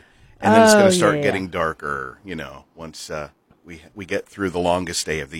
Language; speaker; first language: English; native; English